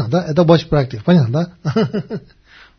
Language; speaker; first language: Russian; non-native, learner; Tibetan